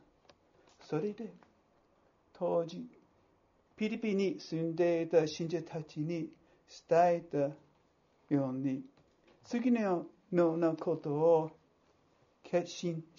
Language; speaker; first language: Japanese; non-native, fluent; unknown